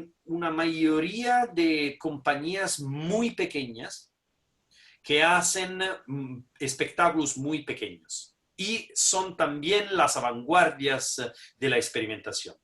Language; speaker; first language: Spanish; non-native, fluent; Italian